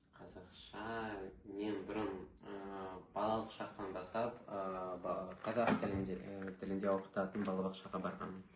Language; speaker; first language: Kazakh; non-native, local second language; Russian